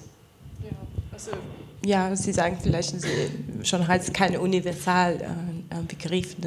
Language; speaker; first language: German; non-native, fluent; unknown